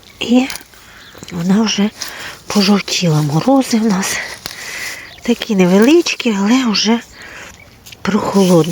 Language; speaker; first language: Ukrainian; native; Ukrainian